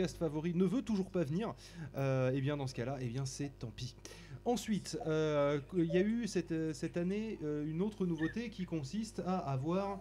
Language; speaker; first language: French; native; French